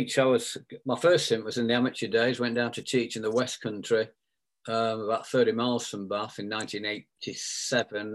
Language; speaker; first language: English; native; English